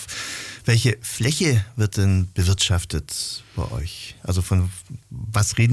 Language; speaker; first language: German; native; German